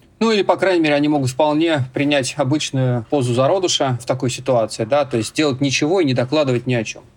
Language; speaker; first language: Russian; native; Russian